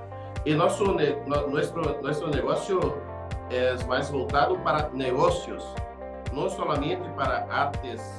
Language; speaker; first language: Spanish; non-native, fluent; Portuguese